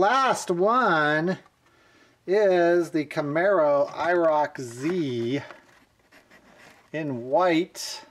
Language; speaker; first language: English; native; English